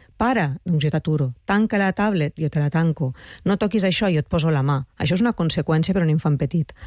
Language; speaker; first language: Catalan; native; Catalan